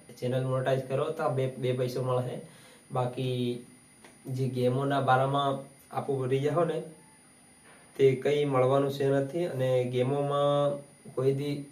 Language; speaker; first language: Gujarati; non-native, local second language; Bhili